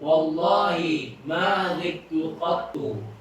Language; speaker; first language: Arabic; non-native, learner; Indonesian